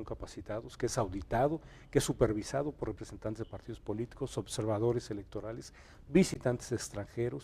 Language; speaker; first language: Spanish; native; Spanish